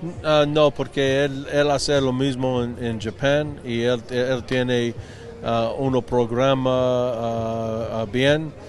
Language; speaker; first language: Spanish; non-native, learner; English